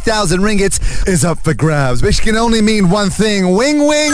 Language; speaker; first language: English; non-native, local second language; Malay